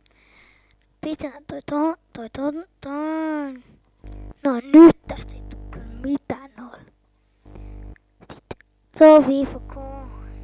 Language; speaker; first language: Finnish; native; Finnish